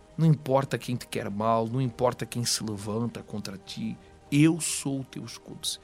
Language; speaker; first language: Portuguese; native; Portuguese